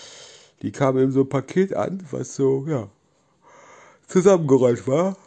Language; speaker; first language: German; native; German